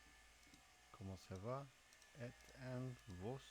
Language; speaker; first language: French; non-native, learner; English